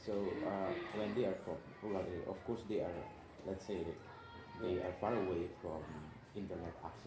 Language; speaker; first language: English; non-native, learner; Indonesian